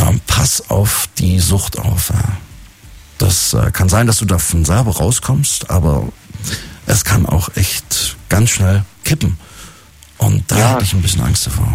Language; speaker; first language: German; native; German